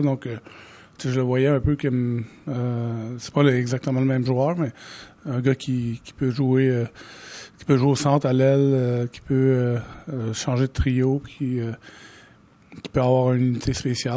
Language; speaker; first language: French; native; French